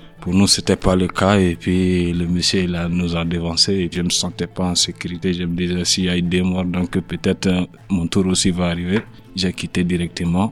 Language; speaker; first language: French; non-native, local second language; Bambara